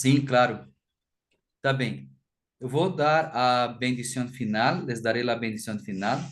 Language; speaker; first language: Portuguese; non-native, fluent; Spanish